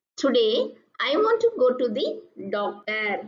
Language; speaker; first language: English; non-native, local second language; Tamil